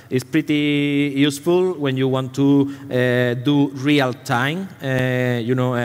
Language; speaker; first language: English; non-native, fluent; Spanish